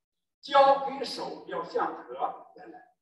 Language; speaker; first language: Chinese; native; Chinese